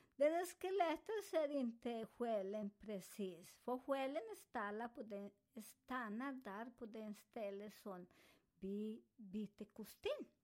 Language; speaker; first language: Swedish; non-native, fluent; Spanish